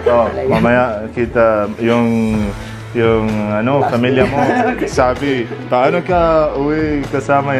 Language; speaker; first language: Filipino; non-native, learner; Arabic